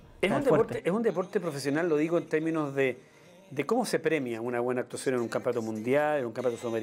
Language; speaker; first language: Spanish; native; Spanish